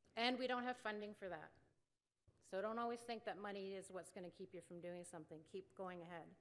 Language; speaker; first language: English; native; English